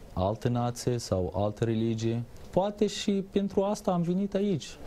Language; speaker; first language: Romanian; non-native, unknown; Arabic